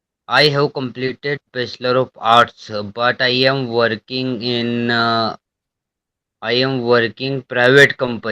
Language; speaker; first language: English; non-native, learner; Hindi